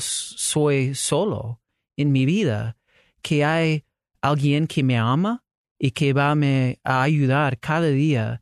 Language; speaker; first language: Spanish; non-native, learner; English